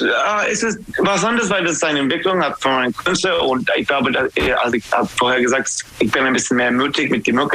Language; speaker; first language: German; non-native, fluent; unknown